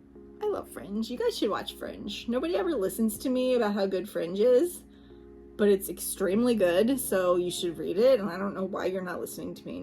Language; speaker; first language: English; native; English